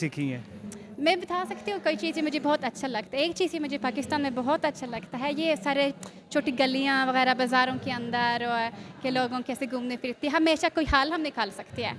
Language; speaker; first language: Hindi; non-native, learner; Swedish